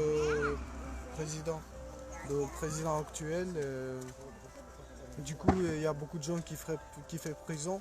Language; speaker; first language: French; non-native, learner; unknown